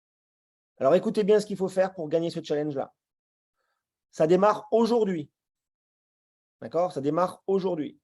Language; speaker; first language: French; native; French